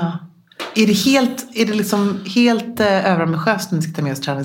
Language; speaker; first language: Swedish; native; Swedish